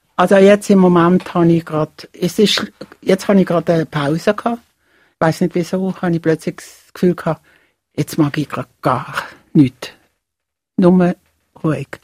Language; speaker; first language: German; native; German